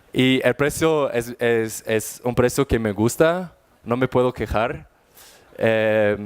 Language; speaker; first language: Spanish; non-native, fluent; German